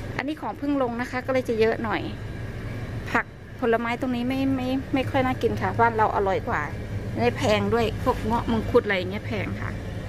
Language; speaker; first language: Thai; native; Thai